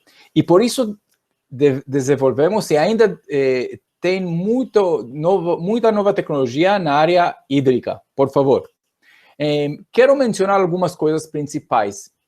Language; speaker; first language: Portuguese; non-native, fluent; Hebrew